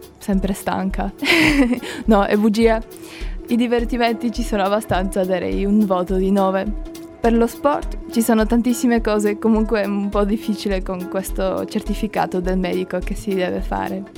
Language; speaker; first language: Italian; non-native, learner; Slovak